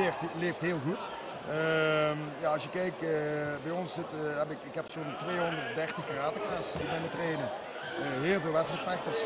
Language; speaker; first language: Dutch; native; Dutch